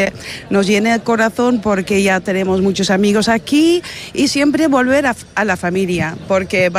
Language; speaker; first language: Spanish; non-native, fluent; Dutch